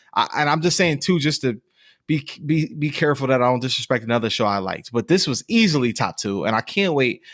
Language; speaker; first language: English; native; English